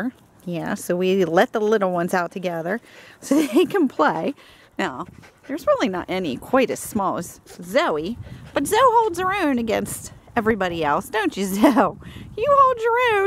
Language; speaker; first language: English; native; English